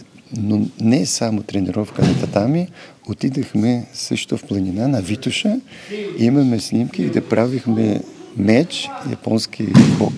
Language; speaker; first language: Bulgarian; non-native, learner; Polish